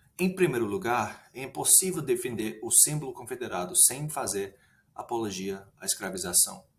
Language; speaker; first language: Portuguese; non-native, fluent; English